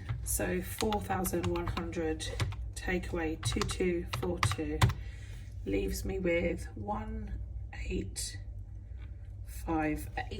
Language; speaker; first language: English; native; English